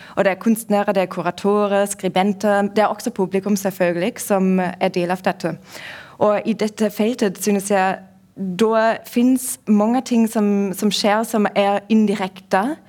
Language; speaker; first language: Norwegian; non-native, fluent; German